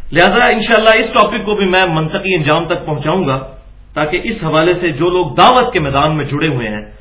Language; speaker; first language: Urdu; non-native, local second language; Punjabi